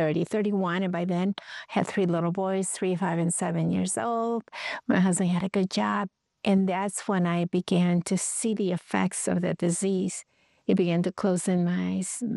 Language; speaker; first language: English; non-native, fluent; Spanish